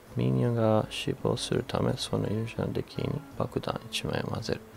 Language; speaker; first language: Japanese; non-native, fluent; English